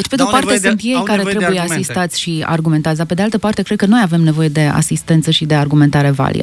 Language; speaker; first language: Romanian; native; Romanian